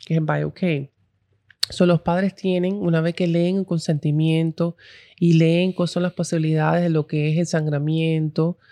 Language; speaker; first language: Spanish; early bilingual, heritage; Spanish